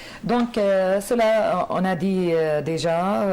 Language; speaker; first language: French; non-native, fluent; Arabic